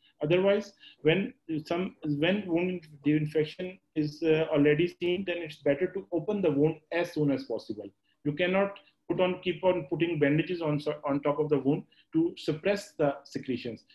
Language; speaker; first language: English; non-native, local second language; Urdu